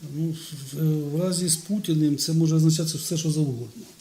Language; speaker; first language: Ukrainian; non-native, local second language; Russian